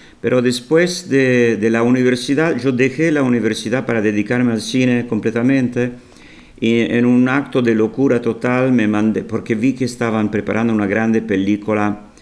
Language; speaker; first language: Spanish; non-native, fluent; Italian